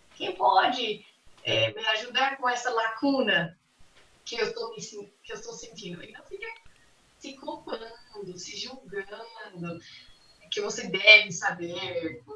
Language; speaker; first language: Portuguese; non-native, fluent; English